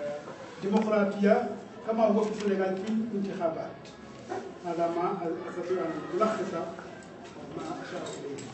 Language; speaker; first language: Arabic; non-native, fluent; Wolof